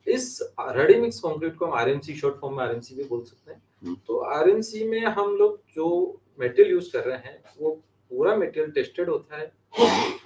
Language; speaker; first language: Hindi; native; Hindi